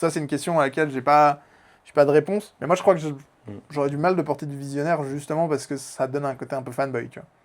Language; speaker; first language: French; native; French